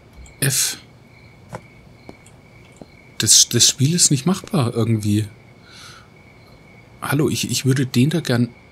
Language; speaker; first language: German; native; German